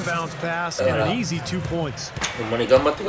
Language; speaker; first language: Japanese; native; Japanese